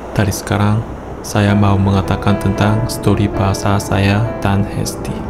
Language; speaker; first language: Indonesian; non-native, learner; Korean